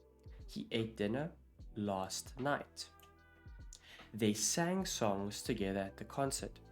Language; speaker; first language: English; non-native, fluent; Italian